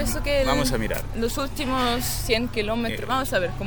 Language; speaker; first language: Spanish; non-native, fluent; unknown